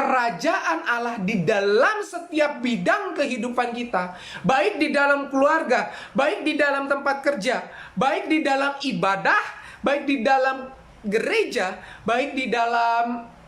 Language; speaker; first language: Indonesian; native; Indonesian